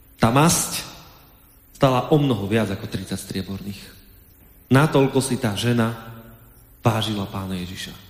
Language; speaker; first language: Slovak; native; Slovak